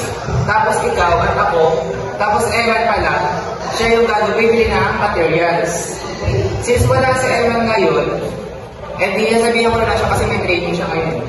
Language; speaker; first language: Filipino; native; Filipino